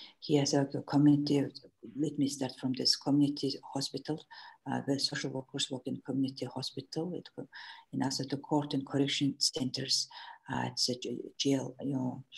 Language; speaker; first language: English; non-native, learner; Mongolian